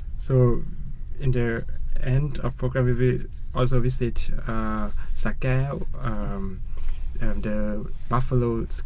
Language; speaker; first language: English; non-native, learner; Thai